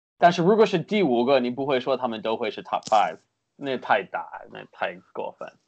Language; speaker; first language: Chinese; early bilingual, heritage; Chinese